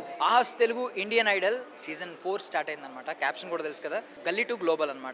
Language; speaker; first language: Telugu; native; Telugu